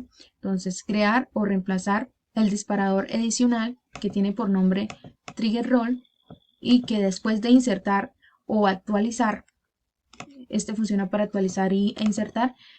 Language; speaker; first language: Spanish; native; Spanish